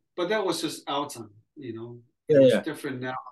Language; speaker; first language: English; early bilingual, other home language; Samoan